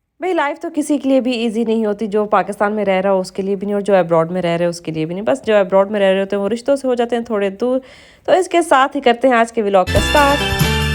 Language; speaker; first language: Urdu; native; Urdu